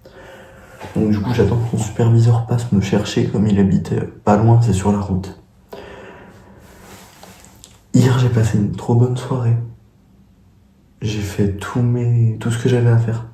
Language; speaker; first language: French; native; French